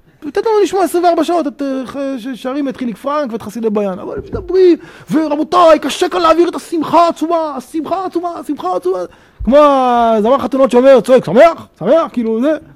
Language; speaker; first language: Hebrew; native; Hebrew